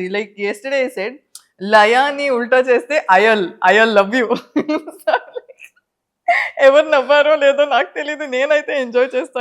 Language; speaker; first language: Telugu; non-native, fluent; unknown